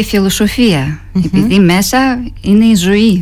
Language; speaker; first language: Greek; non-native, fluent; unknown